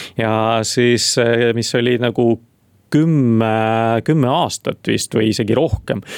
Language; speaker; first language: Estonian; non-native, local second language; Russian